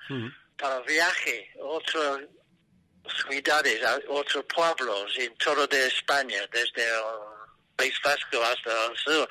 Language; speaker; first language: Spanish; non-native, learner; English